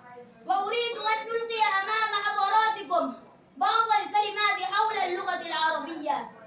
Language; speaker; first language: Arabic; non-native, learner; Urdu